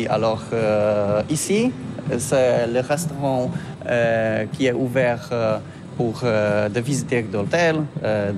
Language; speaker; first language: French; non-native, learner; Polish